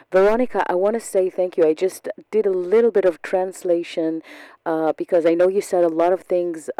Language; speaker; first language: English; non-native, fluent; Hebrew